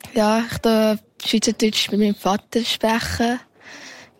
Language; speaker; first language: German; early bilingual, heritage; Thai